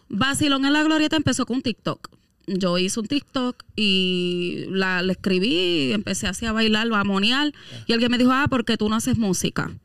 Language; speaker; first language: Spanish; native; Spanish